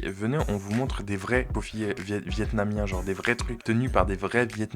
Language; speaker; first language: French; native; French